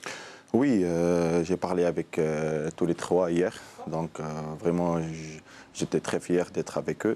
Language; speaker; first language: French; non-native, local second language; Arabic